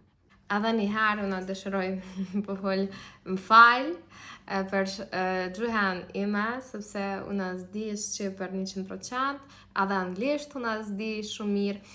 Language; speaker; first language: Albanian; non-native, learner; Russian